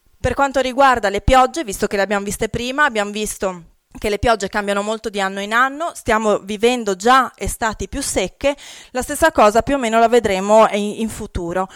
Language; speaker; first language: Italian; native; Italian